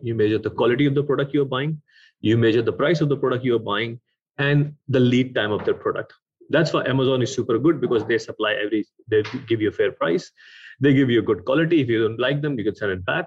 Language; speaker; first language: English; non-native, local second language; Urdu